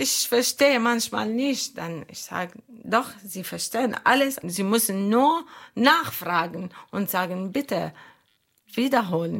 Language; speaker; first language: German; non-native, learner; Arabic